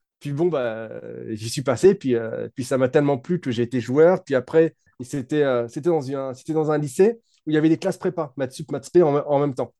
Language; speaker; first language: French; native; French